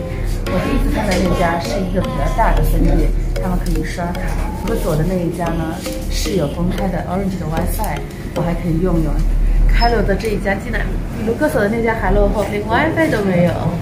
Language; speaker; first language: Chinese; native; Chinese